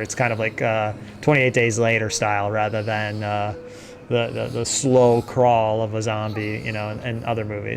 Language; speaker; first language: English; native; English